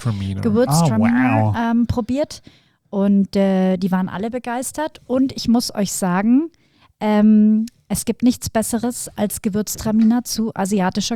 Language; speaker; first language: German; native; German